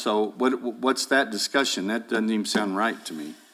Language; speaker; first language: English; native; English